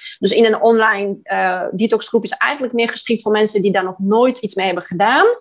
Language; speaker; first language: Dutch; non-native, fluent; Polish